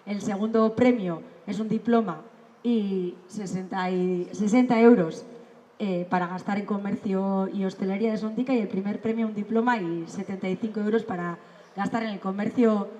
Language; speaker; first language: Spanish; native; Spanish